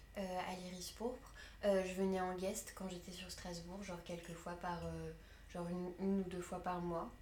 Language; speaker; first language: French; native; French